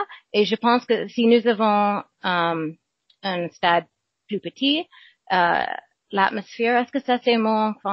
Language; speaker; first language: French; non-native, learner; English